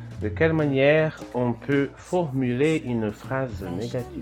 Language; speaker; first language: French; non-native, fluent; Portuguese